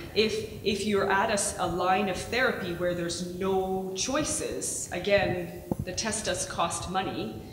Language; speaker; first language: English; native; English